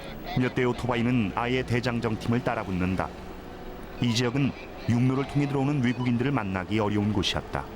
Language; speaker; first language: Korean; native; Korean